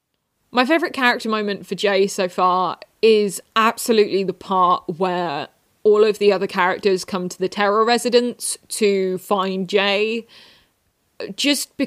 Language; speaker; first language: English; native; English